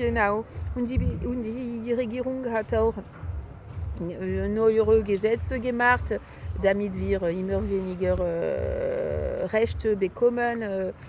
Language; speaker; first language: German; non-native, fluent; French